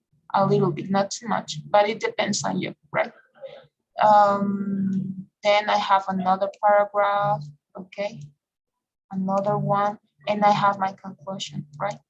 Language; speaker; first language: English; non-native, fluent; Spanish